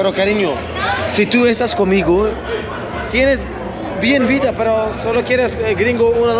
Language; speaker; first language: Spanish; non-native, learner; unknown